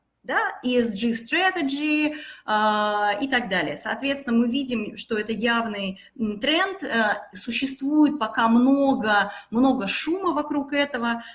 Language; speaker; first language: Russian; native; Russian